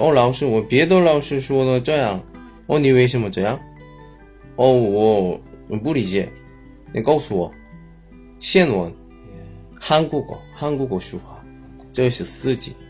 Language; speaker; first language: Chinese; non-native, learner; Korean